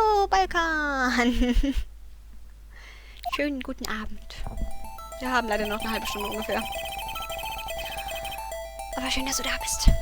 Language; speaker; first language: German; native; German